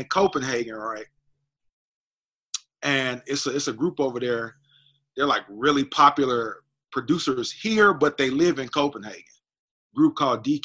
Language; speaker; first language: English; native; English